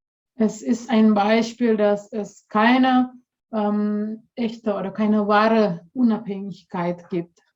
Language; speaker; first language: German; non-native, fluent; Indonesian